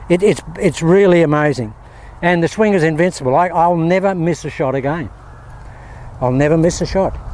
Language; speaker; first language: English; native; English